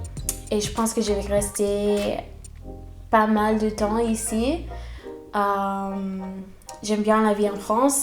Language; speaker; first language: French; non-native, fluent; English